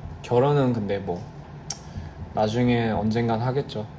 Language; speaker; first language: Korean; early bilingual, heritage; Korean